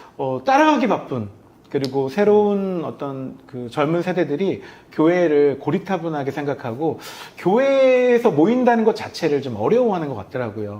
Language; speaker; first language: Korean; native; Korean